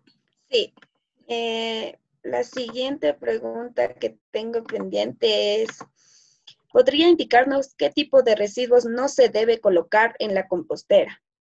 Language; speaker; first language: Spanish; native; Spanish